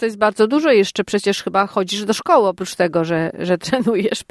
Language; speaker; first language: Polish; native; Polish